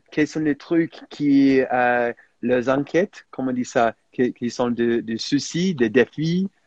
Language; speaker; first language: French; non-native, fluent; English